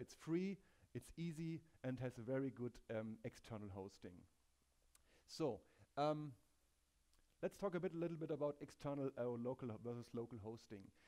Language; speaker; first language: English; non-native, fluent; German